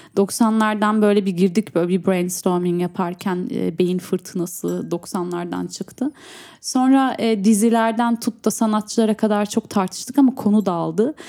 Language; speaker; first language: Turkish; native; Turkish